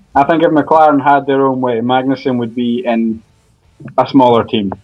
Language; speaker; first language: English; native; English